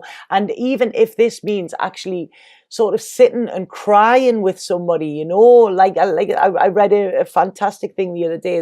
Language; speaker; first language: English; native; English